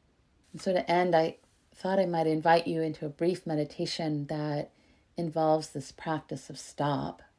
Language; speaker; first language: English; native; English